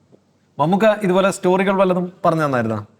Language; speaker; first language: Malayalam; native; Malayalam